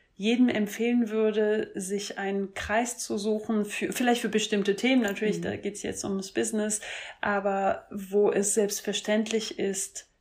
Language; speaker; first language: German; non-native, fluent; French